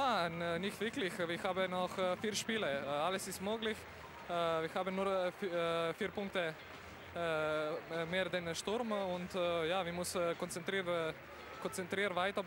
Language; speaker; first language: German; non-native, learner; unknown